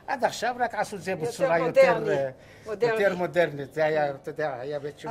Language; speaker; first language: Hebrew; non-native, local second language; Armenian